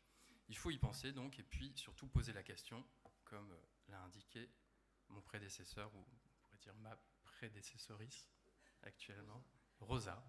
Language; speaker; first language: French; native; French